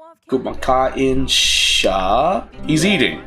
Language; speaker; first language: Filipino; non-native, learner; English